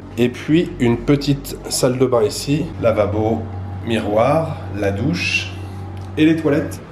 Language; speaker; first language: French; native; French